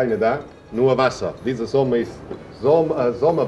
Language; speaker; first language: German; non-native, learner; Spanish